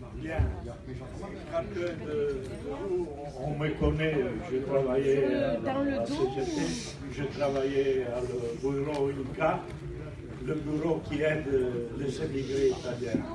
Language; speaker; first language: French; non-native, fluent; Italian